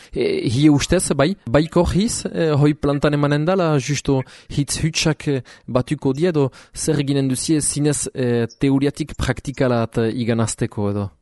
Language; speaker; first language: Basque; native; Basque